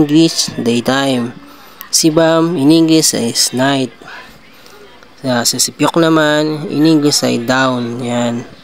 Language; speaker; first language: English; non-native, local second language; Filipino